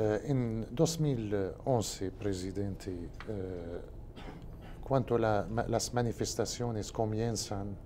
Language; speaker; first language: Portuguese; non-native, learner; Spanish